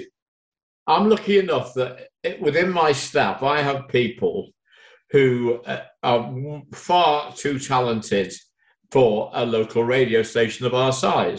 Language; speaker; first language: English; native; English